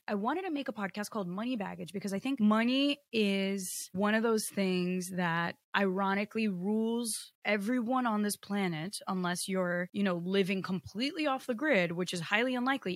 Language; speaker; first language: English; early bilingual, other home language; Portuguese